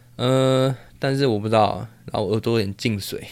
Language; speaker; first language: Chinese; non-native, local second language; Min Nan Chinese